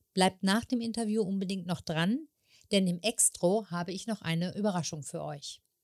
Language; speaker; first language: German; native; German